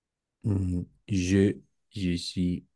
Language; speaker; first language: French; non-native, learner; Spanish